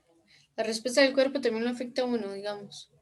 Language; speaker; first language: Spanish; native; Spanish